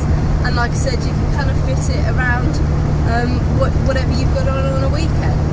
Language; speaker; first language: English; native; English